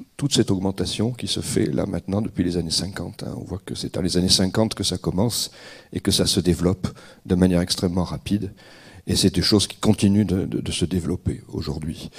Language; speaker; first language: French; native; French